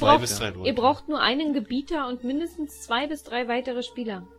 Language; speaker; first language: German; native; German